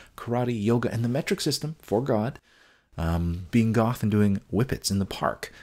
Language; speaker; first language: English; native; English